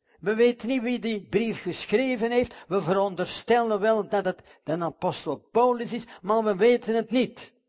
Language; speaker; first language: Dutch; non-native, fluent; English